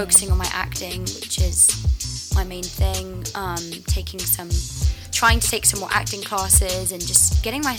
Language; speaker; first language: English; native; English